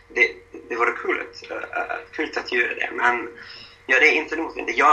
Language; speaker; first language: Swedish; non-native, fluent; English